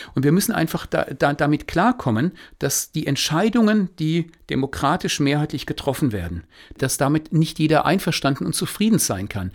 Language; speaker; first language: German; native; German